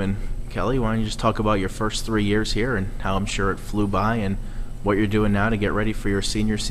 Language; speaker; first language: English; native; English